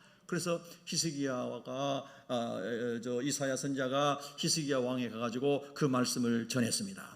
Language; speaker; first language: Korean; native; Korean